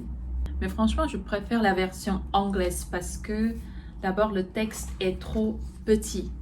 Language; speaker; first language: French; non-native, fluent; Korean